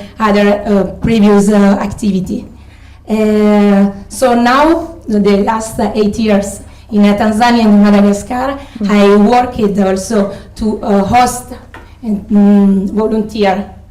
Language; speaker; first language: English; non-native, fluent; Italian